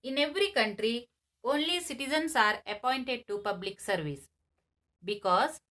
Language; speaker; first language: English; non-native, local second language; Kannada